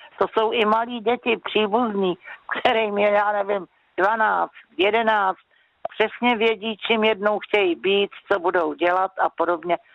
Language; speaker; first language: Czech; native; Czech